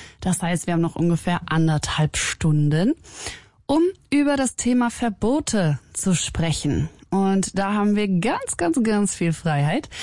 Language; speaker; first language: German; early bilingual, other home language; Arabic